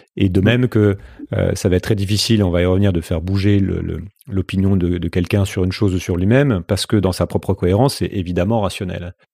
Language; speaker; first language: French; native; French